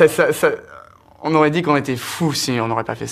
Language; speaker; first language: French; early bilingual, heritage; French